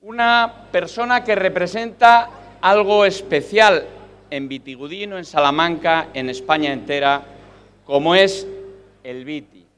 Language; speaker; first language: Spanish; native; Spanish